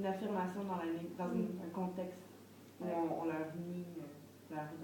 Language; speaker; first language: French; native; French